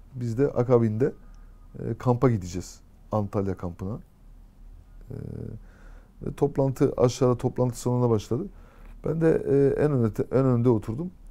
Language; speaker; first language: Turkish; early bilingual, heritage; Turkish